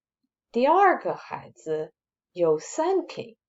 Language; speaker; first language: Chinese; non-native, fluent; English